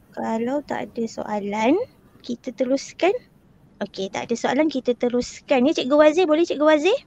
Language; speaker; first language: Malay; native; Malay